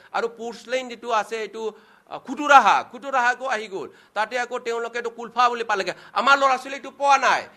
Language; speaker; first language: Assamese; non-native, local second language; Manipuri